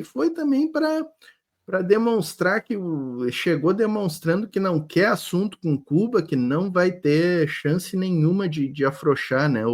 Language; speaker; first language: Portuguese; native; Portuguese